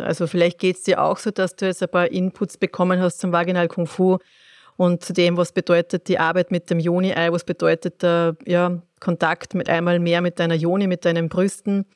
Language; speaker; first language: German; native; German